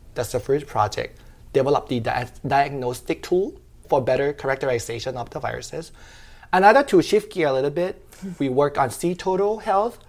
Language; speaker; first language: English; non-native, fluent; Thai